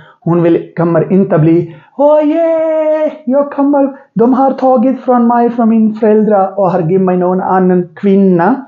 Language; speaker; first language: Swedish; non-native, learner; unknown